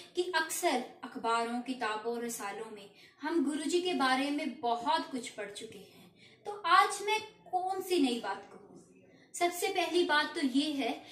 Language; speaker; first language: Hindi; non-native, local second language; Punjabi